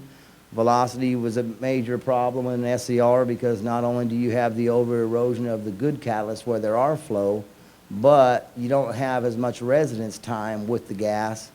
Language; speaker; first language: English; native; English